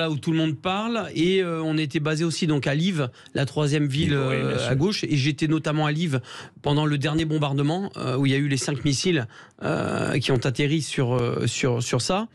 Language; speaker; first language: French; native; French